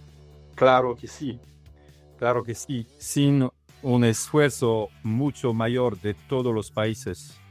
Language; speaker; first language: Spanish; non-native, fluent; Italian